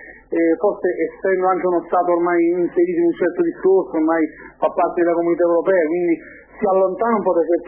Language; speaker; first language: Italian; native; Italian